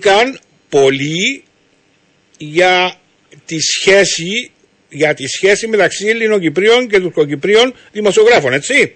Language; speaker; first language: Greek; native; Greek